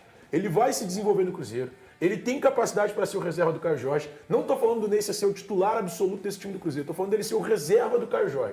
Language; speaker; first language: Portuguese; native; Portuguese